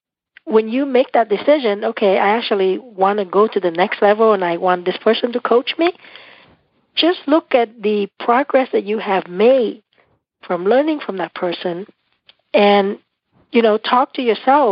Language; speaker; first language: English; non-native, fluent; Vietnamese